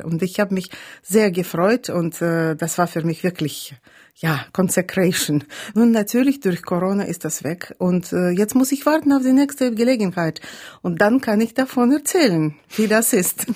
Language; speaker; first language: German; non-native, fluent; Russian